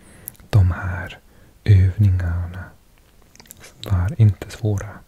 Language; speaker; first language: Swedish; non-native, learner; English